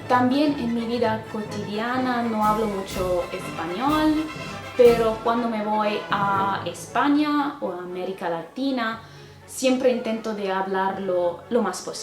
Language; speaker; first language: Spanish; non-native, fluent; Italian